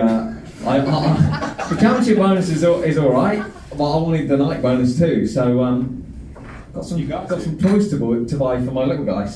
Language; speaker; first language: English; native; English